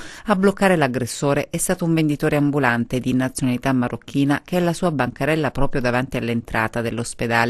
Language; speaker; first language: Italian; native; Italian